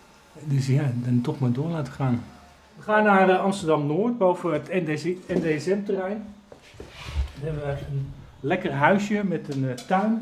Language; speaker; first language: Dutch; native; Dutch